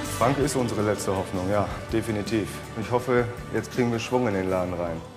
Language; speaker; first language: German; early bilingual, other home language; Polish